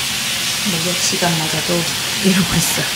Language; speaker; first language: Korean; native; Korean